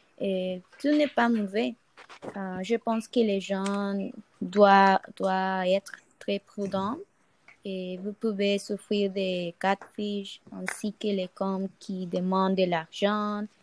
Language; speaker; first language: French; non-native, fluent; Spanish